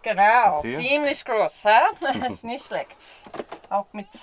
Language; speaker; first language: German; non-native, fluent; English